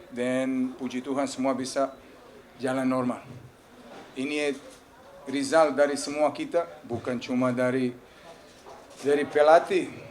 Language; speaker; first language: Indonesian; non-native, fluent; Serbian